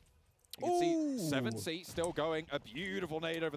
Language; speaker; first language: English; native; English